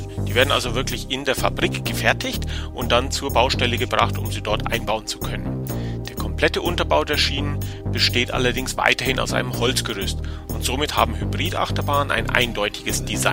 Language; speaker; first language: German; native; German